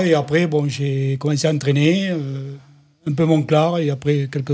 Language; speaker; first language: French; native; French